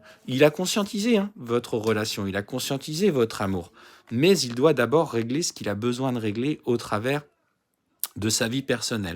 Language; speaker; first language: French; native; French